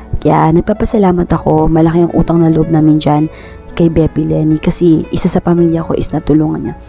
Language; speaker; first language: Filipino; non-native, local second language; Bikol